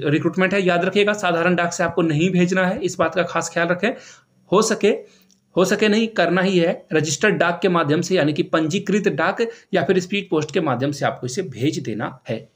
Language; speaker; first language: Hindi; native; Hindi